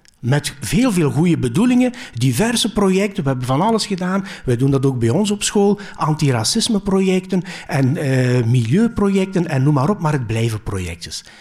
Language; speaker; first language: Dutch; early bilingual, other home language; Greek